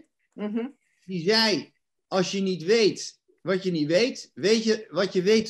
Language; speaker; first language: Dutch; native; Dutch